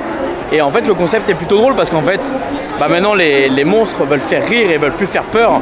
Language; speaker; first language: French; native; French